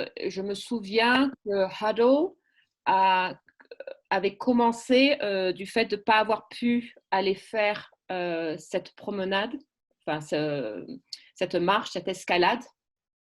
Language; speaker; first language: French; native; French